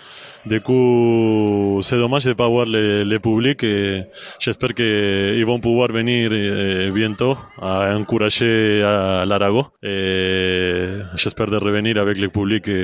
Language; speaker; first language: French; non-native, fluent; Spanish